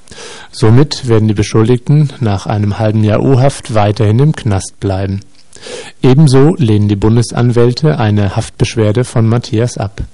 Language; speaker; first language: German; native; German